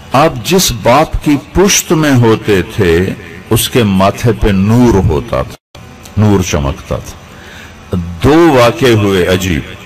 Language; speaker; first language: Urdu; non-native, local second language; Punjabi